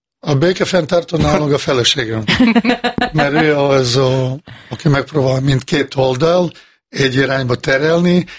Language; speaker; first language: Hungarian; non-native, fluent; Bosnian